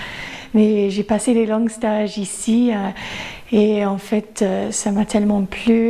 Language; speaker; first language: French; non-native, fluent; English